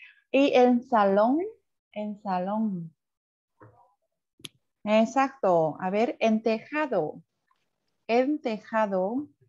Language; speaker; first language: Spanish; non-native, fluent; Vietnamese